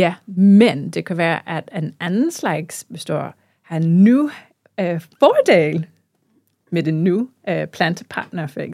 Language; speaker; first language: Danish; non-native, fluent; English